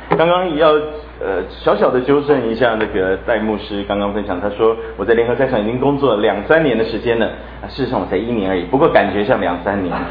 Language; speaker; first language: Chinese; native; Chinese